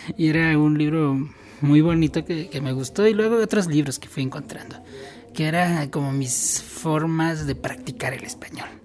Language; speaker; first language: Spanish; non-native, local second language; Tzotzil